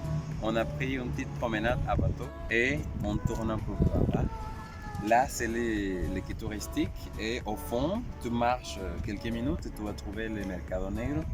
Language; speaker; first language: French; non-native, fluent; Spanish